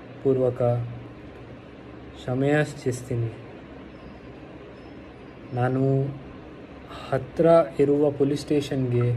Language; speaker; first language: Kannada; non-native, learner; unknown